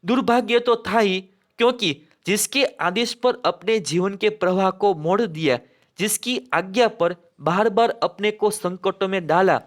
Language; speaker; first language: Hindi; non-native, local second language; Gujarati